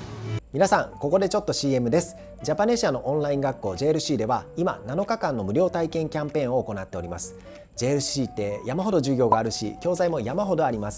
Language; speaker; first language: Japanese; native; Japanese